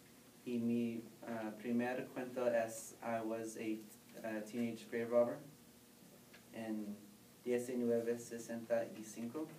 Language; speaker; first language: Spanish; non-native, learner; English